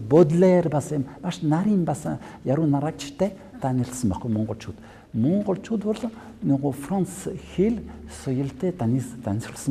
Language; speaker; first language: Mongolian; non-native, fluent; French